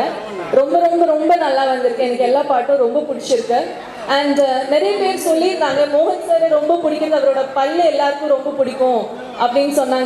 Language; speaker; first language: Tamil; non-native, fluent; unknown